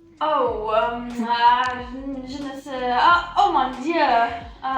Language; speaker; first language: French; non-native, learner; English